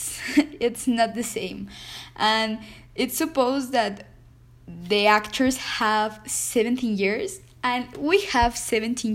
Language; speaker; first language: English; non-native, learner; Spanish